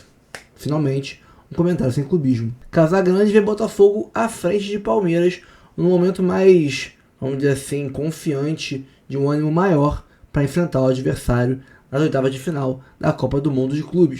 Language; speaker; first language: Portuguese; native; Portuguese